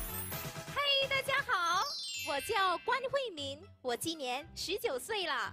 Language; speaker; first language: Chinese; non-native, fluent; Indonesian